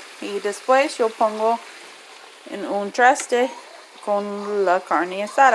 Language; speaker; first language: Spanish; non-native, learner; English